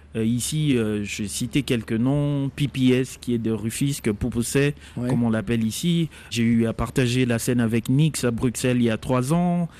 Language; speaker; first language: French; non-native, local second language; Lingala